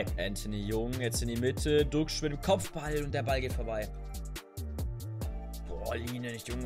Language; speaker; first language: German; native; German